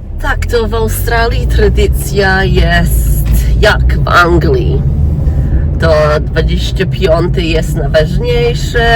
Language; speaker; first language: Polish; early bilingual, heritage; English